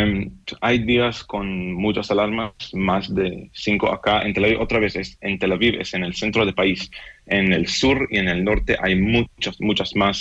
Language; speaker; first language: Spanish; non-native, fluent; Hebrew